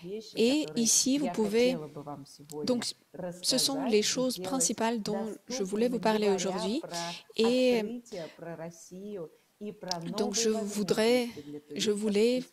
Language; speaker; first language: French; non-native, fluent; Russian